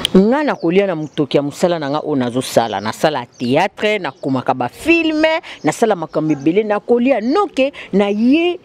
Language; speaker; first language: Lingala; native; Lingala